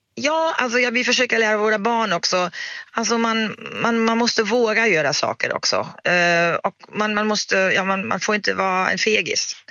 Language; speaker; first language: Swedish; non-native, fluent; German